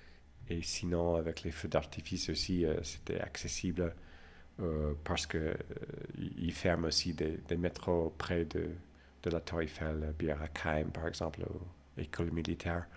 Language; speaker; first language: French; non-native, fluent; English